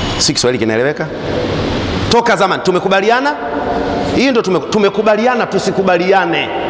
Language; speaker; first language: Swahili; non-native, local second language; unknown